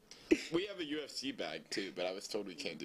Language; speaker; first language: English; native; English